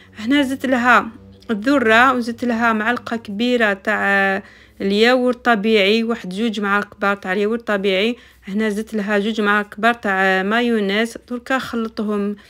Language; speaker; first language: Arabic; native; Arabic